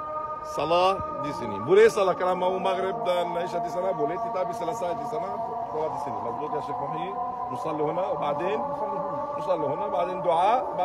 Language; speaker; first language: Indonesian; non-native, fluent; Arabic